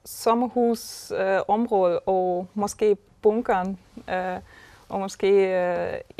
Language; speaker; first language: Danish; non-native, fluent; German